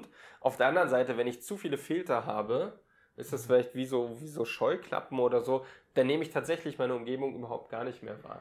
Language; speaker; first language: German; native; German